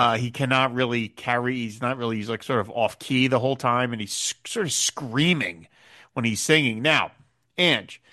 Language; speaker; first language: English; native; English